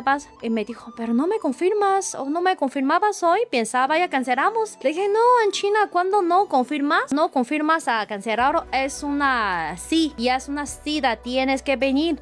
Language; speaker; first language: Spanish; non-native, learner; Chinese